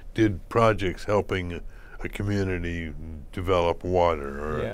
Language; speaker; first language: English; native; English